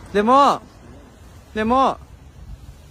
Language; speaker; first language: Chinese; non-native, learner; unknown